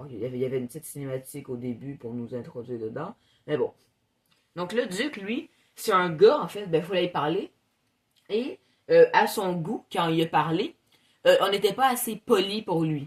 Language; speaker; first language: French; native; French